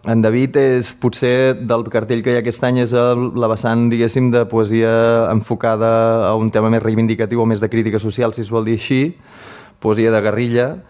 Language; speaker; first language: Catalan; native; Catalan